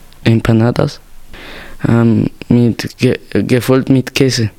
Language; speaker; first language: German; non-native, learner; Spanish